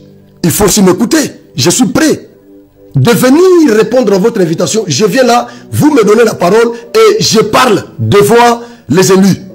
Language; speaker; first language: French; non-native, local second language; Lingala